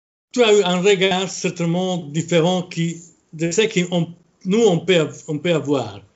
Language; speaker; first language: French; non-native, fluent; Italian